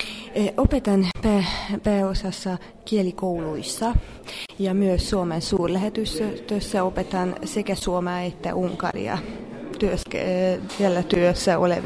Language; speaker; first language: Finnish; non-native, fluent; Hungarian